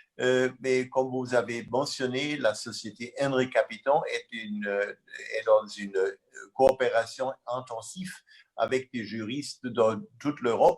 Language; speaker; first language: French; non-native, fluent; German